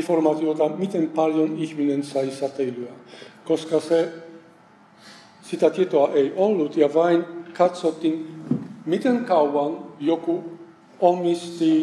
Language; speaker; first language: Finnish; non-native, fluent; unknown